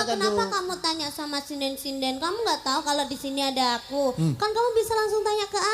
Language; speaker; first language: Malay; non-native, local second language; Javanese